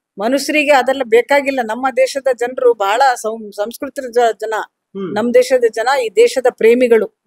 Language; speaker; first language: Kannada; non-native, local second language; Urdu